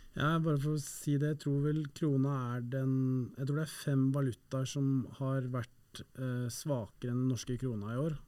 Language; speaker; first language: Norwegian; native; Norwegian